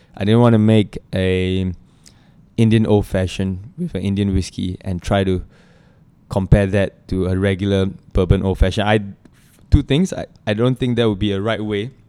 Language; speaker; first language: English; native; English